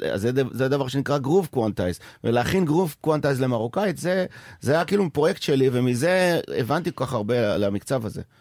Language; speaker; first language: Hebrew; native; Hebrew